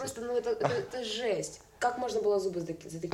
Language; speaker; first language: Russian; native; Russian